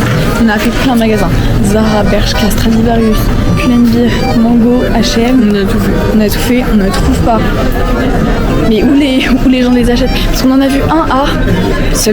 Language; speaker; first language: French; native; French